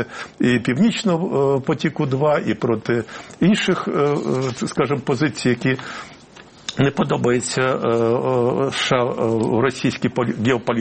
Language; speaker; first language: Ukrainian; native; Ukrainian